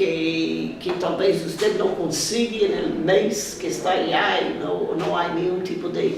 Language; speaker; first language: Spanish; non-native, fluent; English